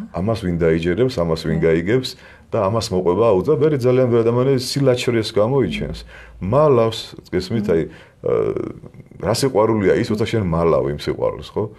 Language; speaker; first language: Georgian; native; Georgian